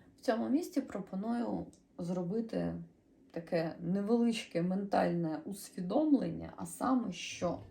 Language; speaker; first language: Ukrainian; native; Ukrainian